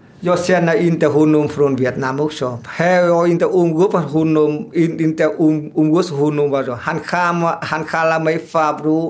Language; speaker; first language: Swedish; non-native, learner; Vietnamese